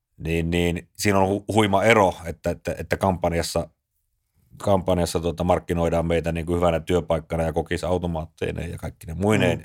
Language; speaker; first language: Finnish; native; Finnish